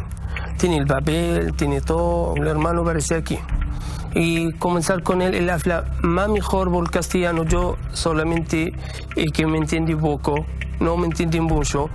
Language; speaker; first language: Spanish; non-native, learner; Arabic